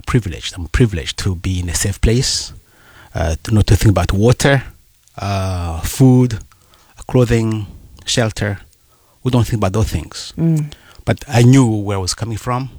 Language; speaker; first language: English; non-native, fluent; Rundi